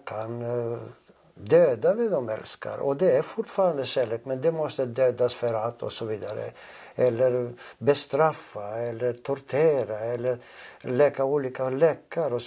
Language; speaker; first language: Swedish; non-native, fluent; Greek